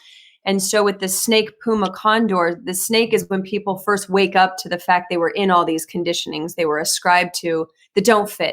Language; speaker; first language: English; native; English